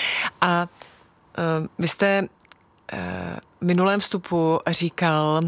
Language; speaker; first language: Czech; native; Czech